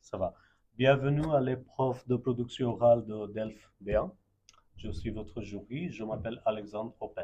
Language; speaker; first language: French; non-native, fluent; Bangla